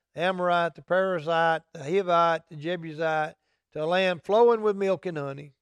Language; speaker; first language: English; native; English